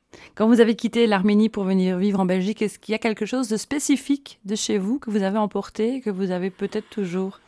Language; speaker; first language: French; native; French